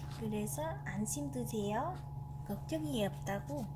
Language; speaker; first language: Korean; non-native, fluent; Vietnamese